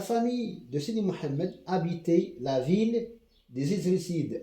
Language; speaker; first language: French; non-native, local second language; Arabic